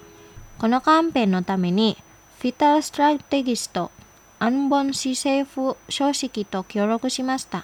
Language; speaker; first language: Japanese; non-native, fluent; Indonesian